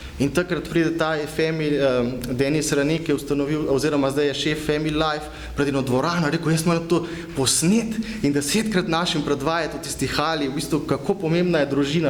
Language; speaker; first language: Slovenian; native; Slovenian